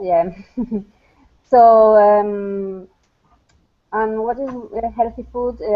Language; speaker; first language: English; non-native, fluent; Spanish